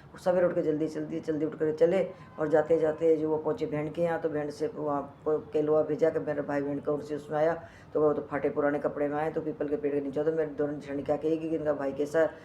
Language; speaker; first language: Hindi; native; Hindi